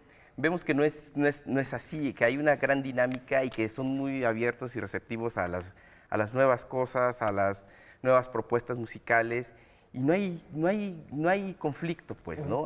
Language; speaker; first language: Spanish; native; Spanish